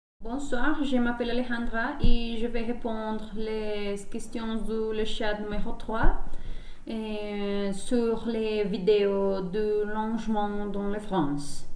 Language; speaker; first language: French; non-native, learner; Spanish